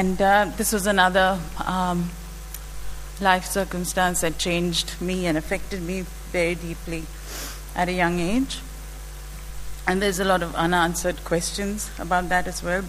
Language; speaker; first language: English; non-native, local second language; Malayalam